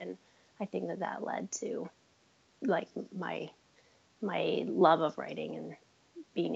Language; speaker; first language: English; native; English